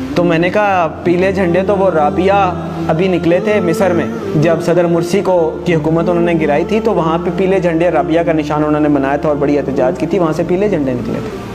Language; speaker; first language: Urdu; non-native, local second language; Pashto